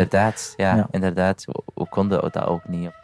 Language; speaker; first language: Dutch; non-native, fluent; Arabic